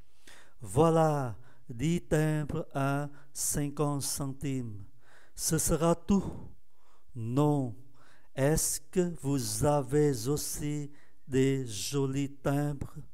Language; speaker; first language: French; non-native, fluent; Vietnamese